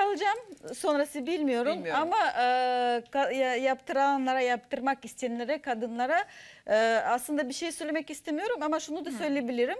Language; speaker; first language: Turkish; non-native, fluent; Russian